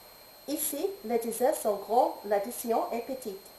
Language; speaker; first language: French; non-native, learner; English